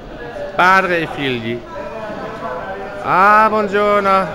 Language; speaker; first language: Italian; non-native, learner; Dutch